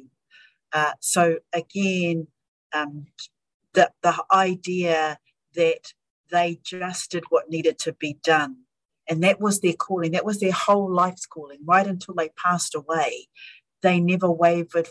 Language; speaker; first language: English; native; English